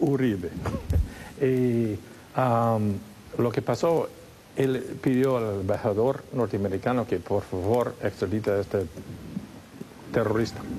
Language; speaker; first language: Spanish; non-native, fluent; English